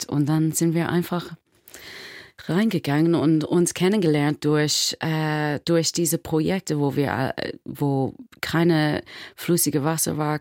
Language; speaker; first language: German; non-native, learner; English